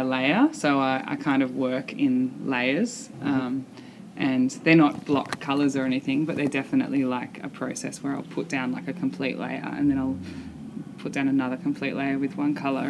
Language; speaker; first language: English; native; English